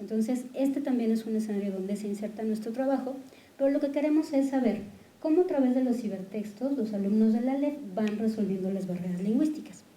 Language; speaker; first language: Spanish; native; Spanish